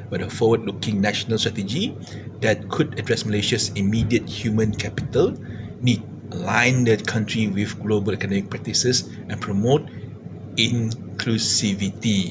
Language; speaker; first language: English; non-native, local second language; Malay